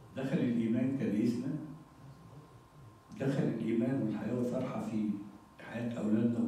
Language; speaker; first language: Arabic; native; Arabic